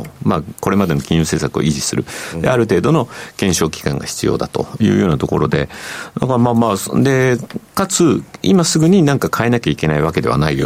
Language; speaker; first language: Japanese; native; Japanese